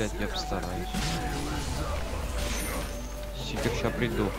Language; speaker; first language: Russian; native; Russian